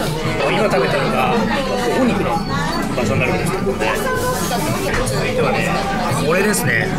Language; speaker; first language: Japanese; native; Japanese